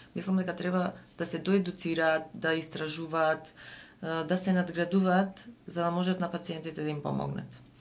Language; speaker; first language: Macedonian; native; Macedonian